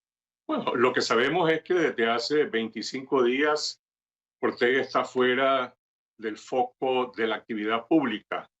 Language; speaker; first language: Spanish; native; Spanish